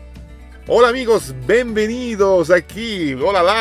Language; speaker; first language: Spanish; non-native, learner; Italian